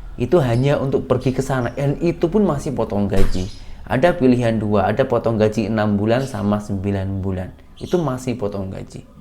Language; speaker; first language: Indonesian; native; Indonesian